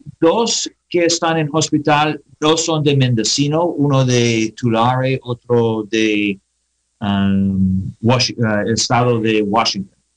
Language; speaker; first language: Spanish; non-native, learner; English